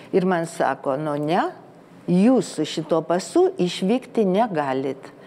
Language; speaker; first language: Lithuanian; early bilingual, other home language; Spanish